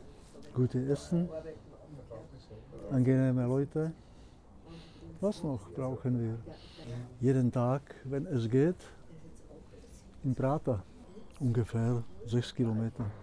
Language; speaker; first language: German; non-native, fluent; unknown